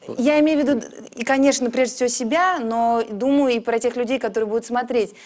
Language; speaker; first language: Russian; early bilingual, heritage; Russian